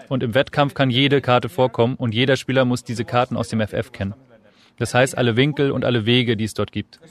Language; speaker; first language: German; native; German